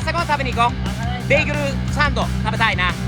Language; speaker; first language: Japanese; non-native, fluent; English